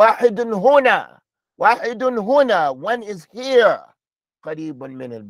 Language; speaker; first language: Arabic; non-native, fluent; English